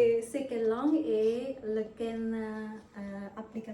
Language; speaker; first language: French; non-native, learner; Vietnamese